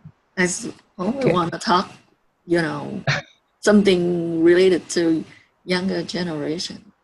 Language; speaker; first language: English; non-native, fluent; Vietnamese